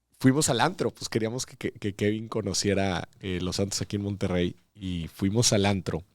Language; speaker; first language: Spanish; native; Spanish